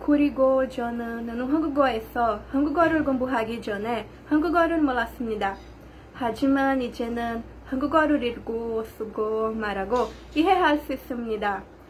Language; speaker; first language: Korean; non-native, learner; Portuguese